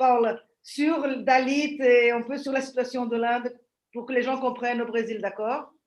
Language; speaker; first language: French; non-native, fluent; Portuguese